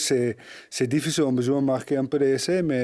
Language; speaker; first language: French; non-native, learner; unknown